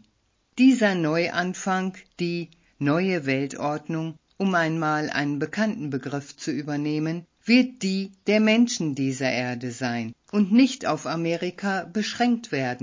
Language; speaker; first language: German; native; German